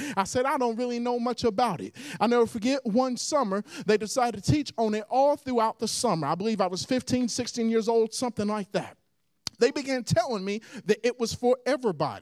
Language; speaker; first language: English; native; English